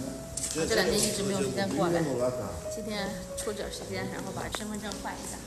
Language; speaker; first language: Chinese; native; Chinese